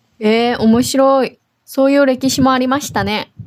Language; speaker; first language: Japanese; non-native, fluent; Chinese